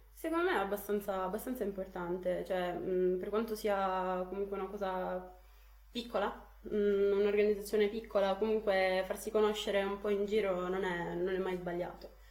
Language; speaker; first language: Italian; native; Italian